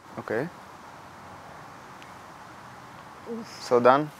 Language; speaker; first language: German; non-native, learner; Dutch